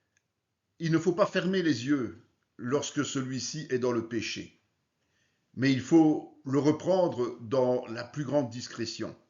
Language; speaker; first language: French; native; French